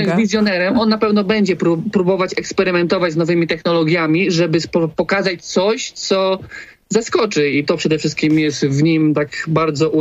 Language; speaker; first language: Polish; native; Polish